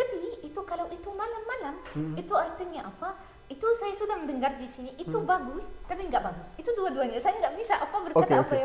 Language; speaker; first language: Indonesian; non-native, learner; Arabic